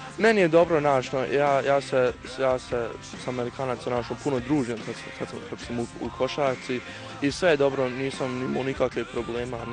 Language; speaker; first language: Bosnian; early bilingual, heritage; Croatian